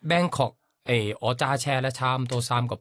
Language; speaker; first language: Cantonese; non-native, learner; Thai